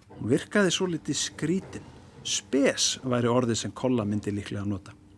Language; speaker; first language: Icelandic; native; Icelandic